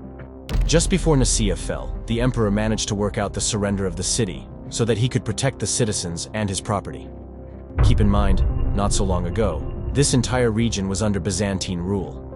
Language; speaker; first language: English; native; English